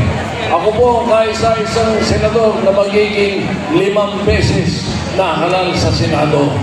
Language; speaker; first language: Filipino; native; Filipino